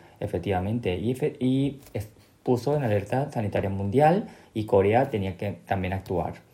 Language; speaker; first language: Spanish; early bilingual, other home language; Korean